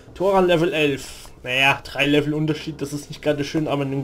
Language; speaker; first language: German; native; German